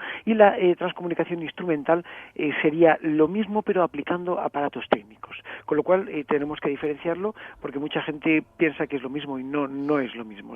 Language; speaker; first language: Spanish; native; Spanish